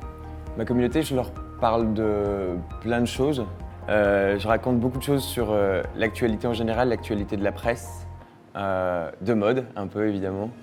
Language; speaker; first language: French; native; French